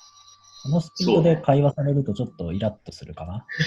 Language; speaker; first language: Japanese; native; Japanese